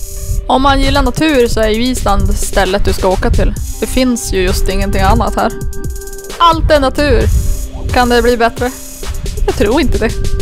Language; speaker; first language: Swedish; native; Swedish